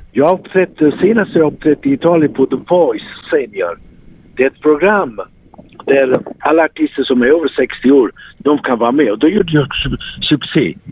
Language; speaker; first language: Swedish; non-native, fluent; Italian